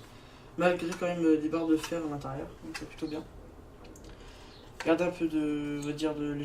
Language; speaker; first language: French; native; French